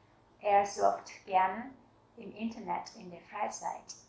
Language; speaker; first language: German; non-native, fluent; Vietnamese